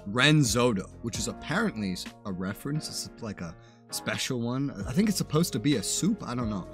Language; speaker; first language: English; native; English